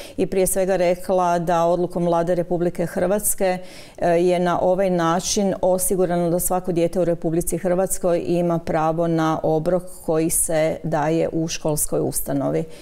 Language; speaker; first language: Croatian; native; Croatian